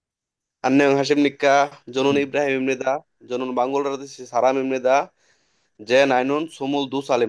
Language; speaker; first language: Korean; non-native, learner; Bangla